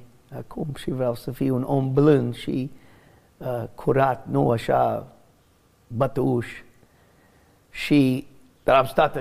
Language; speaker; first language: Romanian; non-native, learner; English